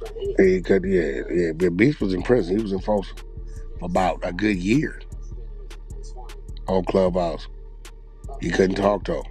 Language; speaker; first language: English; native; English